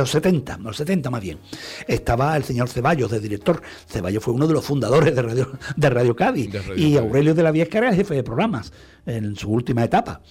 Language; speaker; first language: Spanish; native; Spanish